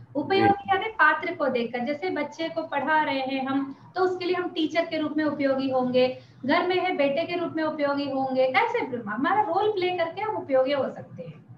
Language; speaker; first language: Hindi; native; Hindi